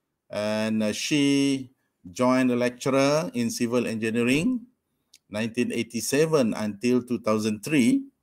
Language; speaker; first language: English; non-native, local second language; Malay